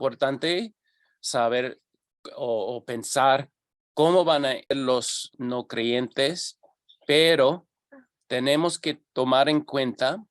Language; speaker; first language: Spanish; non-native, fluent; English